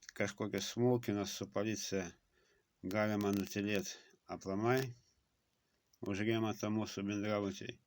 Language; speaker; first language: Lithuanian; non-native, local second language; Russian